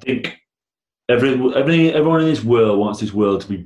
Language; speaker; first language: English; native; English